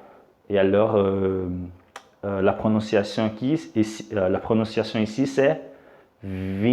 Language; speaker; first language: French; non-native, fluent; Portuguese